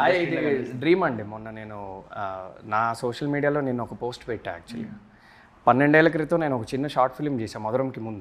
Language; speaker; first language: Telugu; native; Telugu